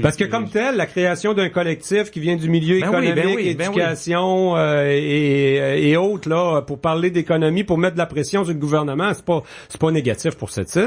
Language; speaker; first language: French; native; French